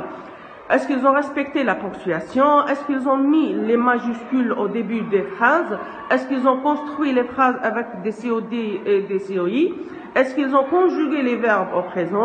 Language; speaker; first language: French; non-native, local second language; Arabic